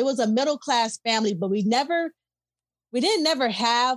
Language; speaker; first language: English; native; English